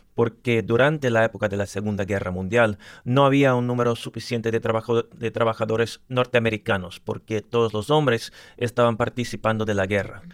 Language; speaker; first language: Spanish; early bilingual, other home language; English